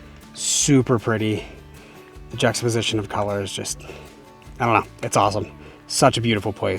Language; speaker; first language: English; native; English